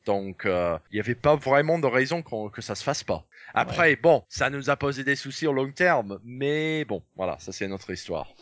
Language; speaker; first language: French; non-native, fluent; English